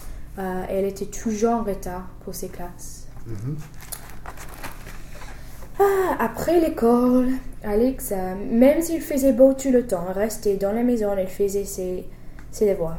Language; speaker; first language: French; non-native, fluent; English